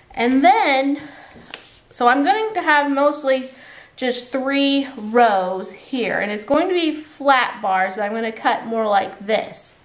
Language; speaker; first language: English; native; English